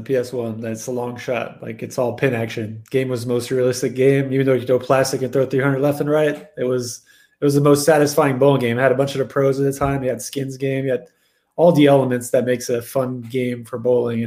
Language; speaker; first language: English; native; English